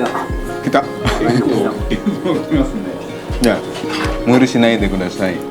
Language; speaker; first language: Japanese; non-native, fluent; Indonesian